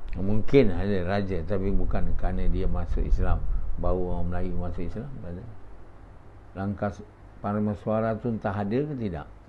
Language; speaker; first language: Malay; native; Malay